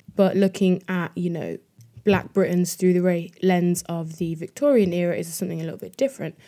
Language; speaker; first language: English; native; English